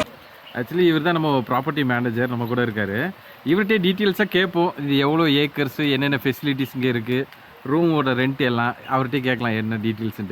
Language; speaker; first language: Tamil; native; Tamil